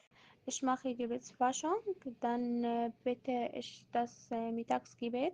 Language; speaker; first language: German; non-native, learner; Arabic